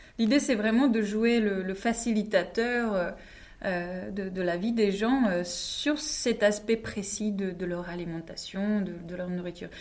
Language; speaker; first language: French; non-native, fluent; Czech